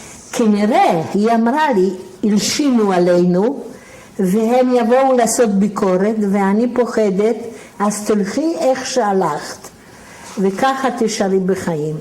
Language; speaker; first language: Hebrew; non-native, fluent; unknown